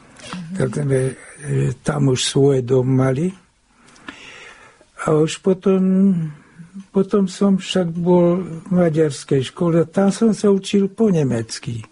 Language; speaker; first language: Slovak; non-native, local second language; Hungarian